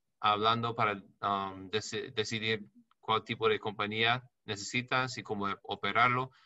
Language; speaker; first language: Spanish; non-native, learner; English